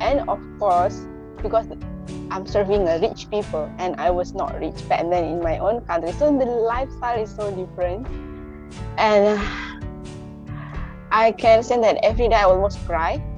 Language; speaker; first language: English; non-native, local second language; Indonesian